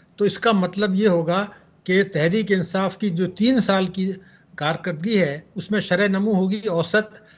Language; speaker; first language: Urdu; native; Urdu